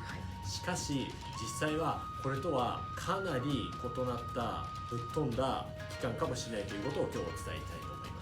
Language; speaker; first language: Japanese; native; Japanese